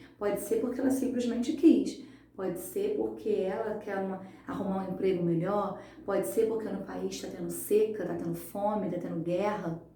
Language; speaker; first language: Portuguese; native; Portuguese